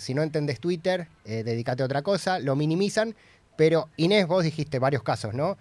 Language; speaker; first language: Spanish; native; Spanish